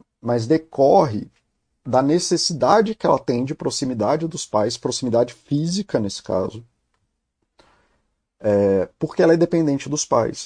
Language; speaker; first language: Portuguese; native; Portuguese